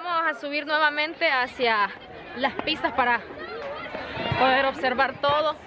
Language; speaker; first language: Spanish; native; Spanish